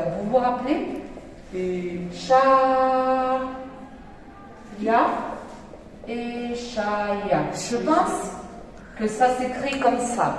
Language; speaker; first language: French; non-native, fluent; Spanish